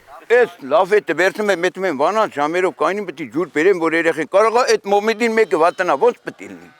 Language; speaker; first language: Armenian; native; Armenian